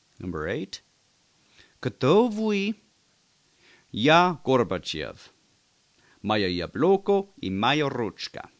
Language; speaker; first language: Russian; non-native, learner; English